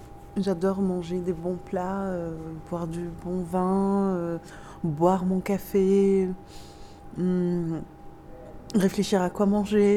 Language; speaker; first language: French; non-native, local second language; Arabic